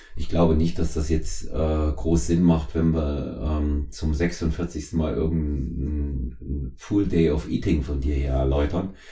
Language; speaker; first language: German; native; German